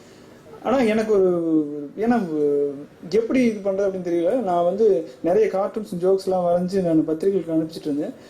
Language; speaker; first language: Tamil; native; Tamil